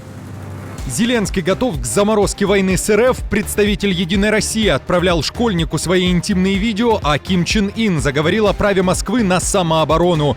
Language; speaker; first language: Russian; native; Russian